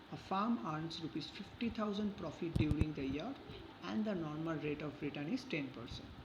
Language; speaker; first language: English; non-native, local second language; Bangla